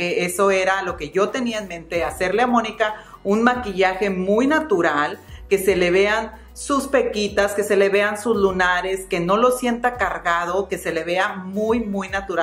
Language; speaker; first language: Spanish; native; Spanish